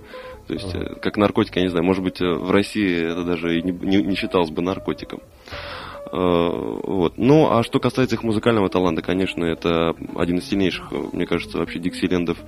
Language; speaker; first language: Russian; native; Russian